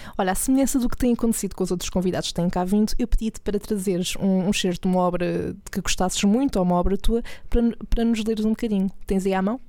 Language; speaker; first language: Portuguese; native; Portuguese